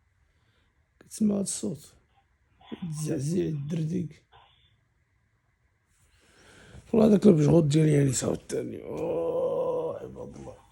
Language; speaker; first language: Arabic; native; Arabic